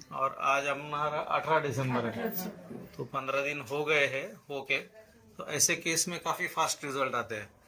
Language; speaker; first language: Hindi; non-native, local second language; Marathi